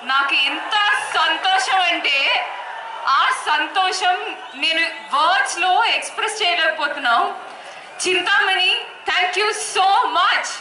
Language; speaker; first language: Telugu; non-native, fluent; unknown